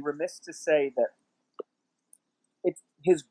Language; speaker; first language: English; native; English